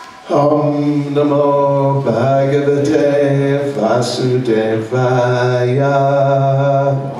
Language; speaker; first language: Russian; non-native, learner; English